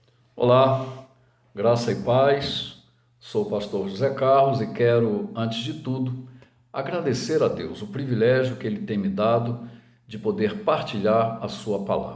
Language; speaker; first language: Portuguese; native; Portuguese